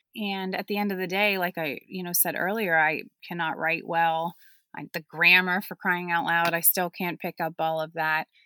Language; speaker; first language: English; early bilingual, other home language; German